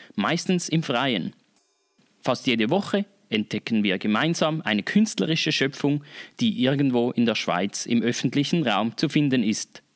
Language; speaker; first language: German; native; German